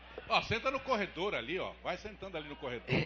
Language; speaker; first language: Portuguese; native; Portuguese